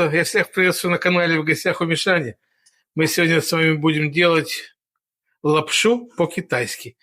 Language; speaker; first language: Russian; native; Russian